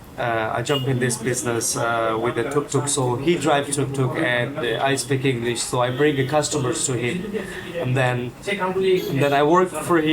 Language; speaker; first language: English; non-native, fluent; Hindi